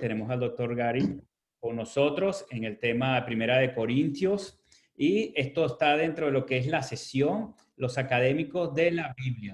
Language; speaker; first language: Spanish; native; Spanish